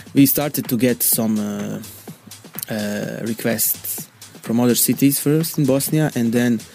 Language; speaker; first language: English; non-native, learner; Bosnian